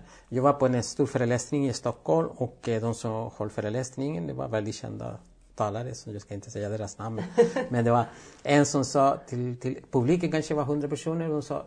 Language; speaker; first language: Swedish; non-native, fluent; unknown